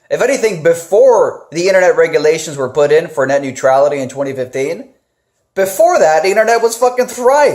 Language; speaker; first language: English; native; English